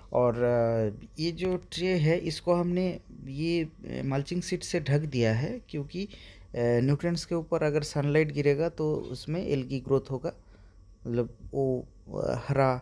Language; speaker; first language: Hindi; non-native, local second language; Bangla